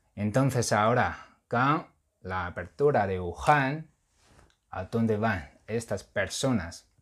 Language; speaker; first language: Spanish; non-native, fluent; Chinese